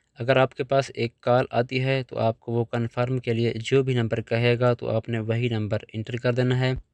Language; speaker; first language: Urdu; non-native, local second language; Punjabi